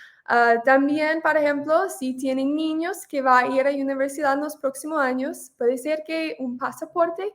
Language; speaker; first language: Spanish; non-native, fluent; English